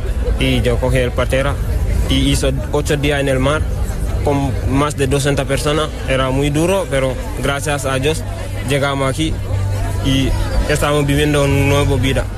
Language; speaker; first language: Spanish; non-native, learner; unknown